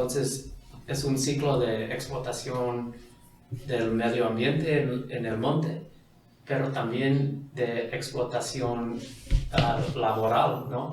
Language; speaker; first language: Spanish; non-native, fluent; English